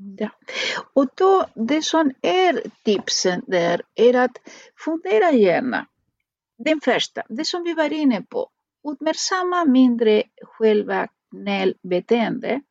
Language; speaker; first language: Swedish; non-native, fluent; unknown